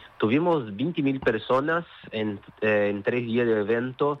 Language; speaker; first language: Spanish; non-native, fluent; Portuguese